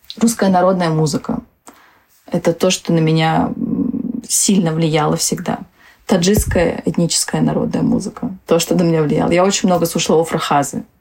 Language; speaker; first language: Russian; early bilingual, other home language; Tajik